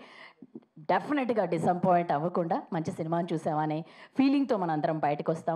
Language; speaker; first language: Telugu; native; Telugu